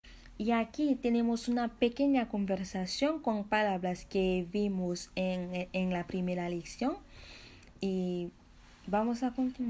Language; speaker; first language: Spanish; non-native, fluent; Haitian Creole